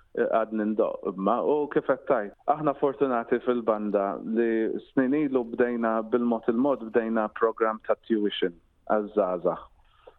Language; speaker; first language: Maltese; early bilingual, heritage; Maltese